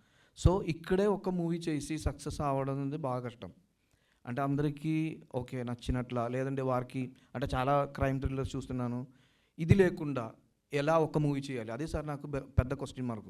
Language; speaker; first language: Telugu; non-native, learner; Malayalam